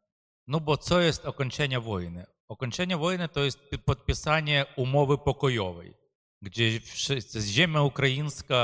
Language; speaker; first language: Polish; non-native, fluent; Ukrainian